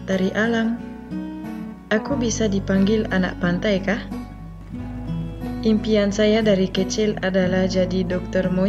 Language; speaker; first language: Indonesian; non-native, fluent; French